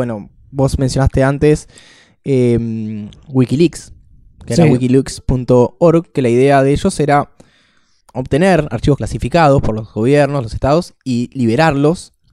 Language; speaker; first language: Spanish; native; Spanish